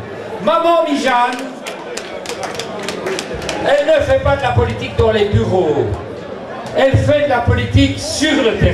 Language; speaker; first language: French; native; French